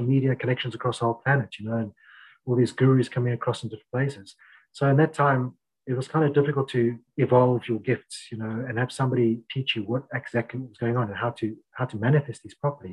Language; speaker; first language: English; native; English